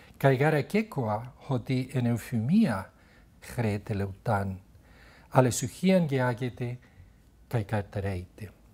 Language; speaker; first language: Greek; non-native, fluent; Spanish